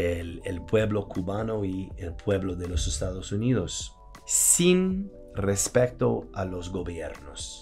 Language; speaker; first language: Spanish; non-native, fluent; English